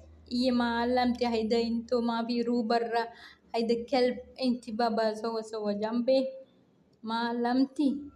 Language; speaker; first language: Arabic; non-native, learner; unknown